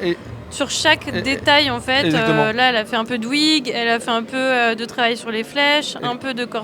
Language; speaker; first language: French; native; French